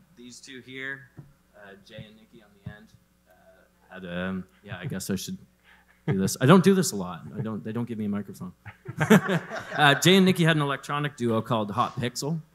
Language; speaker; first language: English; native; English